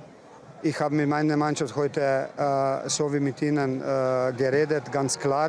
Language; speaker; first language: German; non-native, fluent; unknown